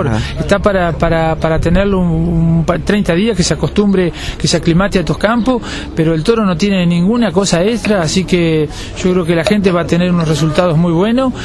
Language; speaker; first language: Spanish; native; Spanish